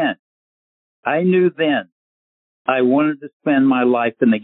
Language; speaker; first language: English; native; English